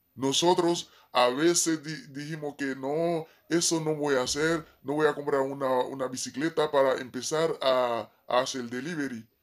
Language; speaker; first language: Spanish; non-native, fluent; Haitian Creole